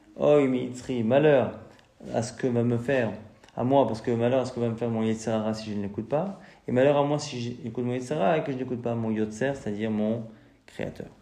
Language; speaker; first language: French; native; French